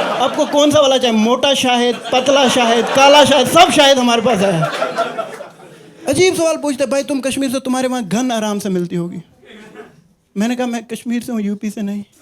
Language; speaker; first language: Hindi; non-native, local second language; Kashmiri